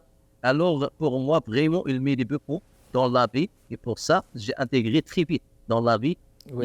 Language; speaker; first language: French; non-native, learner; Arabic